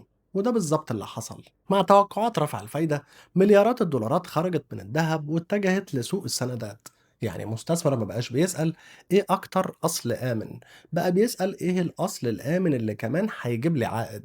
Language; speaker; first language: Arabic; native; Arabic